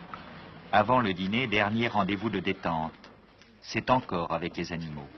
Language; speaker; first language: French; native; French